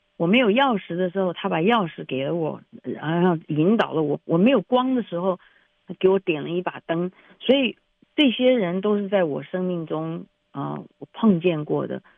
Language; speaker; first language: Chinese; native; Chinese